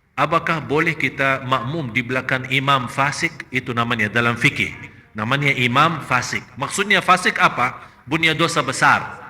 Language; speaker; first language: Malay; non-native, fluent; Arabic